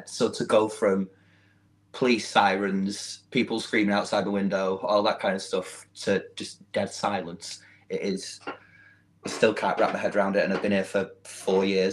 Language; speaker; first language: English; native; English